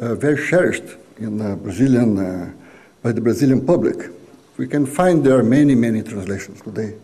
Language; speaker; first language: English; non-native, fluent; Portuguese